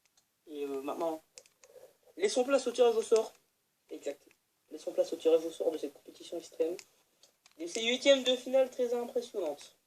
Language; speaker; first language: French; native; French